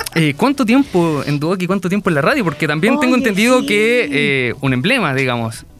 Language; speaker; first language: Spanish; native; Spanish